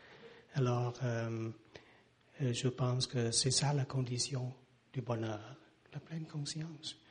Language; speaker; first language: French; non-native, learner; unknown